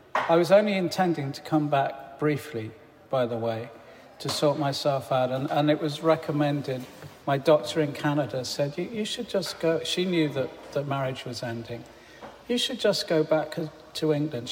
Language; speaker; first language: English; native; English